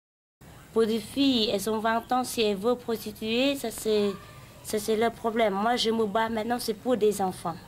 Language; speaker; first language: French; non-native, learner; Khmer